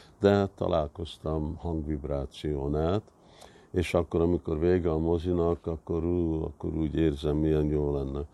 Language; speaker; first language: Hungarian; early bilingual, heritage; Hungarian